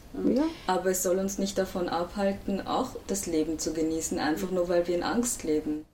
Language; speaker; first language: German; native; German